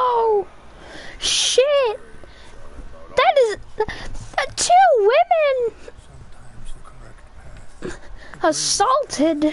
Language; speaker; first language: English; native; English